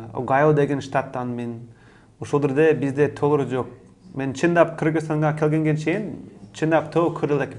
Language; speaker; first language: Kyrgyz; non-native, learner; English